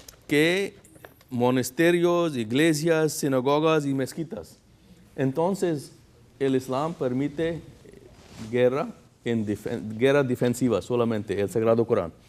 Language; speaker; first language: Spanish; non-native, fluent; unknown